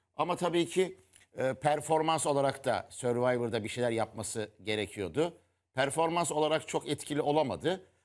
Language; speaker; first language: Turkish; native; Turkish